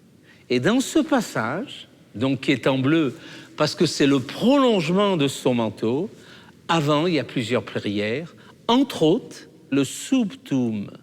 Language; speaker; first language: French; native; French